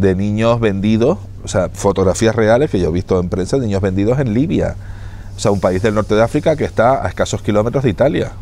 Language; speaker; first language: Spanish; native; Spanish